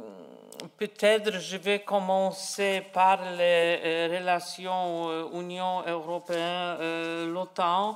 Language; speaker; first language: French; non-native, fluent; Polish